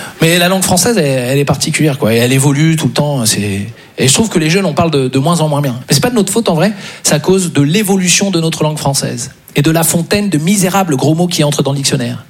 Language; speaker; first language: French; native; French